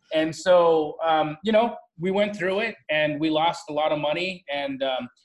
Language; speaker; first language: English; native; English